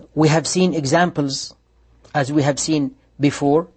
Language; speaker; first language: English; non-native, fluent; Arabic